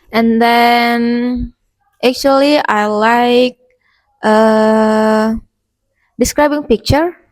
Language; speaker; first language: English; non-native, learner; Indonesian